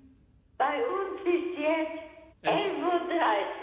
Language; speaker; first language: German; non-native, local second language; Hungarian